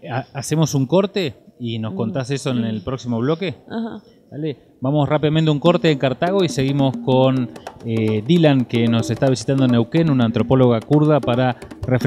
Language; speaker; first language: Spanish; native; Spanish